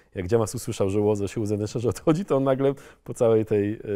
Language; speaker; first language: Polish; native; Polish